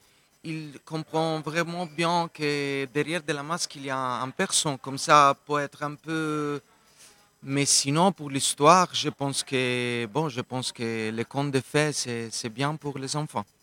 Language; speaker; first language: French; non-native, local second language; Italian